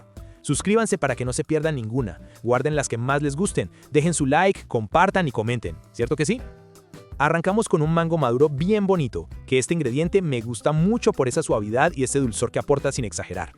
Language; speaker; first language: Spanish; native; Spanish